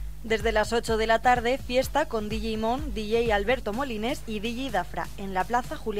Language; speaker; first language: Spanish; native; Spanish